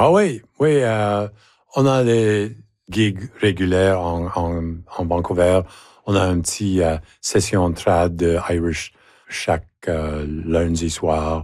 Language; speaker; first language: French; non-native, local second language; English